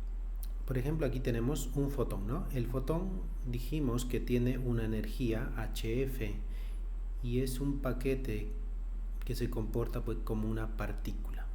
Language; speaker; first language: Spanish; native; Spanish